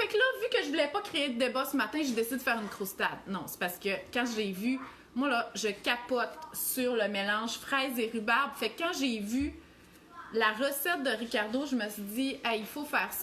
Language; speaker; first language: French; native; French